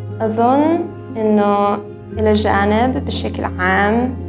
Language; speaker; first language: Arabic; non-native, fluent; Hungarian